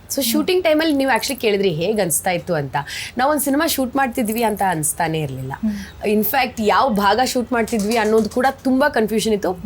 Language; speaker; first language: Kannada; non-native, local second language; Tamil